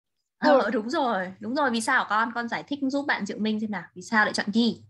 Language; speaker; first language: Vietnamese; native; Vietnamese